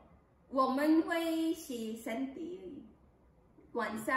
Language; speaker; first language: Chinese; non-native, learner; Filipino